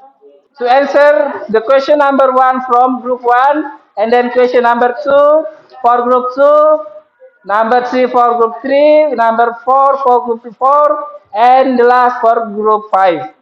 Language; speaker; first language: English; non-native, fluent; Indonesian